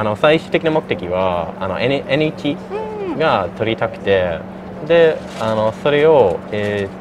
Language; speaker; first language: Japanese; non-native, fluent; English